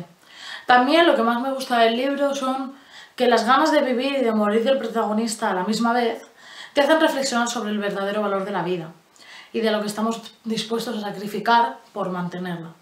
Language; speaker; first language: Spanish; native; Spanish